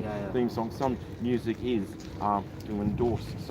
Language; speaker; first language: English; native; English